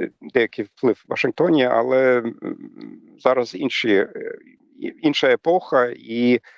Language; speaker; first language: Ukrainian; non-native, fluent; German